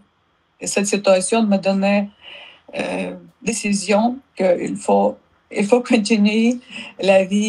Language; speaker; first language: French; non-native, learner; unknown